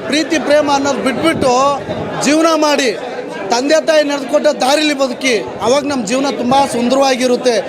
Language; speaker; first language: Kannada; native; Kannada